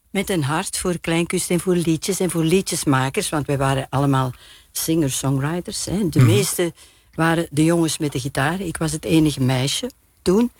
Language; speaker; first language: Dutch; native; Dutch